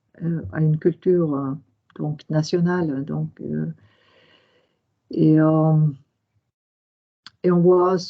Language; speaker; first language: French; non-native, fluent; Norwegian